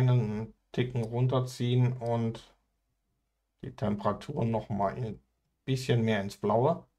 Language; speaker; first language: German; native; German